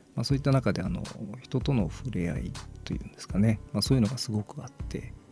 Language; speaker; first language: Japanese; native; Japanese